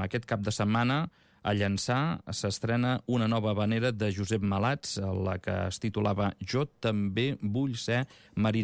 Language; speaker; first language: Catalan; native; Catalan